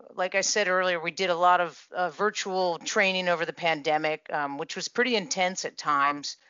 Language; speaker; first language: English; native; English